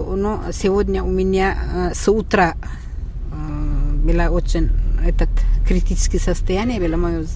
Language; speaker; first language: Russian; non-native, local second language; Uzbek